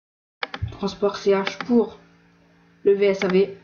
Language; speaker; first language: French; native; French